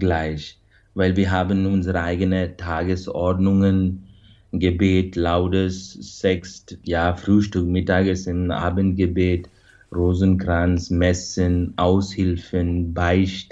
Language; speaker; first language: German; non-native, fluent; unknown